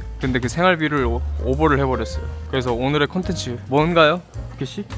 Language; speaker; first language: Korean; native; Korean